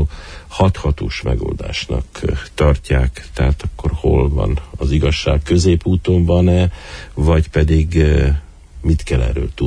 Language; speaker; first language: Hungarian; native; Hungarian